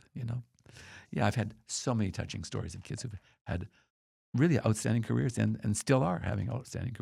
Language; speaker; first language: English; native; English